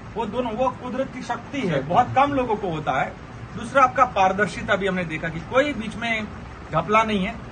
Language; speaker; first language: Hindi; non-native, local second language; Gujarati